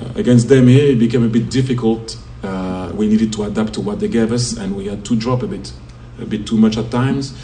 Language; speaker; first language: English; non-native, fluent; French